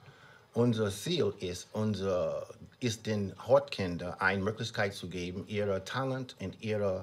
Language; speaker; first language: German; non-native, learner; English